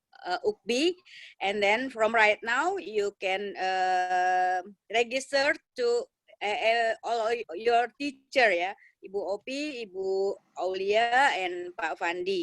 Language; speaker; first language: English; non-native, learner; Indonesian